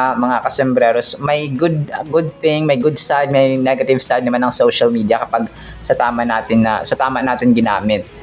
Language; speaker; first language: Filipino; non-native, local second language; Hiligaynon